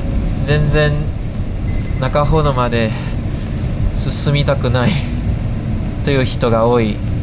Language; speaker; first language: Japanese; non-native, fluent; English